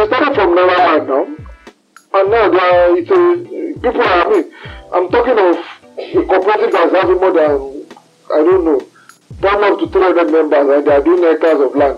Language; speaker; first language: English; non-native, local second language; Yoruba